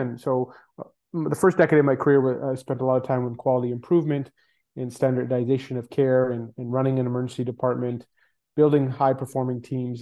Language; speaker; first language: English; native; English